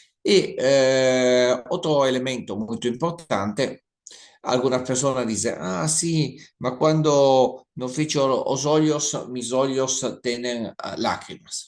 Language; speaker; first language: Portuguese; non-native, learner; Italian